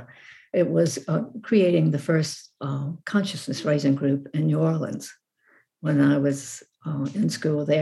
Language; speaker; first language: English; native; English